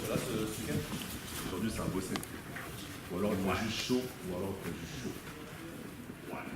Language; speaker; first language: French; native; French